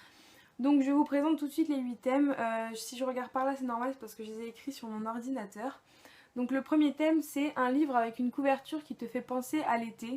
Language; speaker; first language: French; native; French